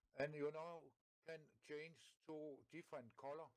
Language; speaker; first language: English; non-native, learner; Danish